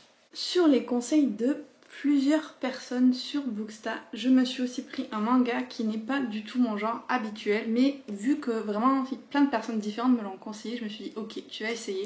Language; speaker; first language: French; native; French